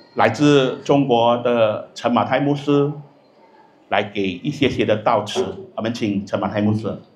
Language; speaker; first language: Chinese; native; Chinese